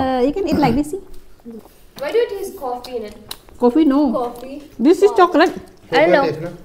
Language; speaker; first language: English; non-native, learner; Indonesian